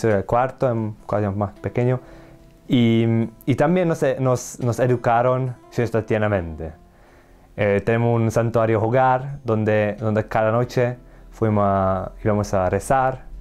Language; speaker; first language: Spanish; non-native, learner; Hungarian